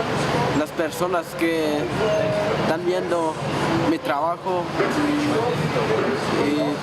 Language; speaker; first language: Spanish; non-native, local second language; Tzotzil